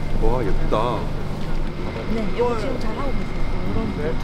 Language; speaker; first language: Korean; non-native, fluent; Cantonese